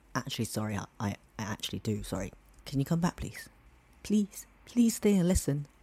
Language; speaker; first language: English; non-native, local second language; Cantonese